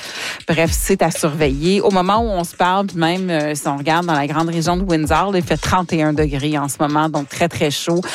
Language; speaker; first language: French; native; French